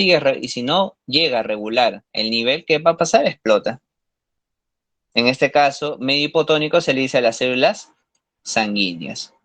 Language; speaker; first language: Spanish; native; Spanish